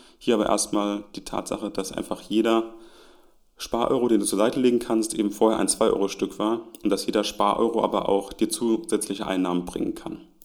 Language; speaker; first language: German; native; German